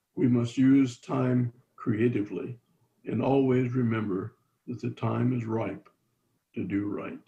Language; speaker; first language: English; native; English